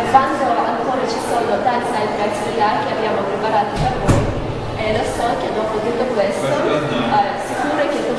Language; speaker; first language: Italian; non-native, learner; Russian